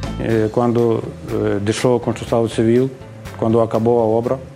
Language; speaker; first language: Portuguese; non-native, learner; Ukrainian